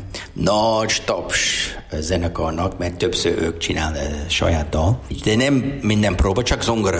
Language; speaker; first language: Hungarian; non-native, learner; English